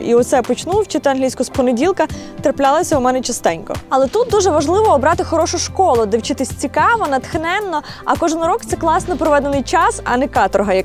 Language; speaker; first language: Ukrainian; native; Ukrainian